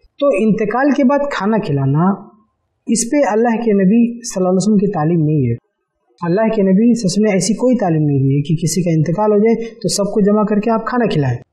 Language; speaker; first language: Hindi; native; Hindi